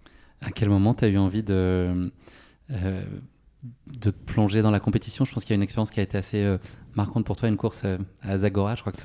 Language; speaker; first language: French; native; French